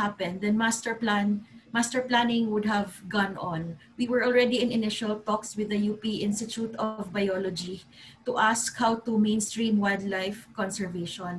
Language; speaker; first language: English; non-native, local second language; Cebuano